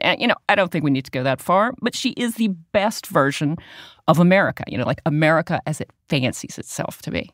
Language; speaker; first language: English; native; English